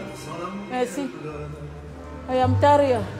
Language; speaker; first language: English; non-native, learner; French